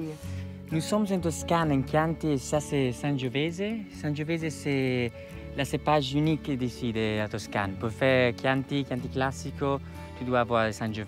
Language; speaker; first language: French; non-native, fluent; Italian